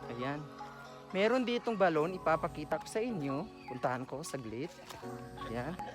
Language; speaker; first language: Filipino; non-native, local second language; Maguindanaon